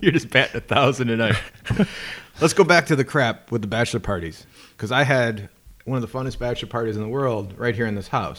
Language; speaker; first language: English; native; English